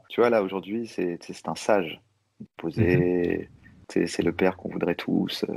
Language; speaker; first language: French; native; French